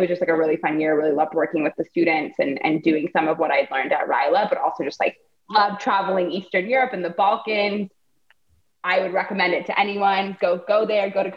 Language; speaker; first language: English; native; English